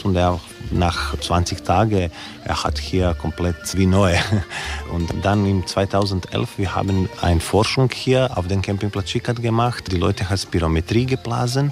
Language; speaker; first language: German; non-native, learner; Croatian